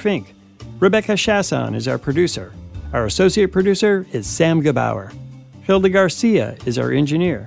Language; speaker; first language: English; native; English